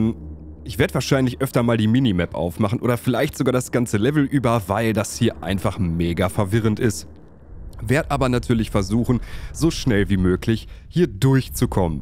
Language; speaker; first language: German; native; German